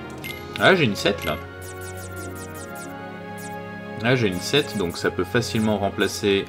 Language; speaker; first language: French; native; French